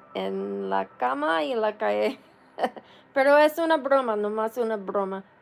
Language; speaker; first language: Spanish; non-native, learner; English